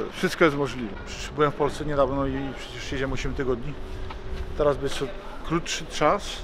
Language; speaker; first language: Polish; native; Polish